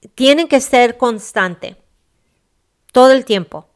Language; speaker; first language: Spanish; early bilingual, heritage; Spanish